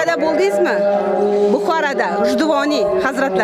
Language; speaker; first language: Turkish; non-native, learner; Uzbek